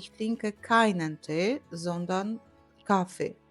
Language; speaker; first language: German; non-native, fluent; Polish